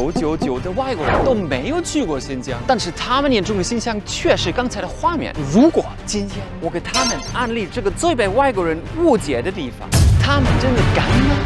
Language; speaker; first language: Chinese; non-native, fluent; German